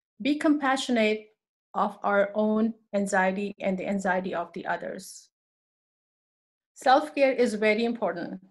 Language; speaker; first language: English; non-native, local second language; Urdu